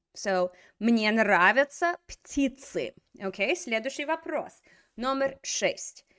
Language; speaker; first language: Russian; non-native, fluent; English